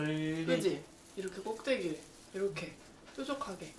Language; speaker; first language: Korean; native; Korean